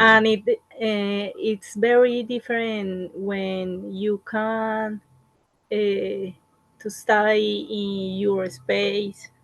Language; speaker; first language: English; non-native, learner; Spanish